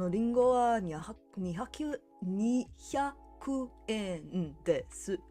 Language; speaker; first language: Japanese; non-native, learner; English